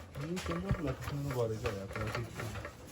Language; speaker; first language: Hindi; non-native, local second language; Punjabi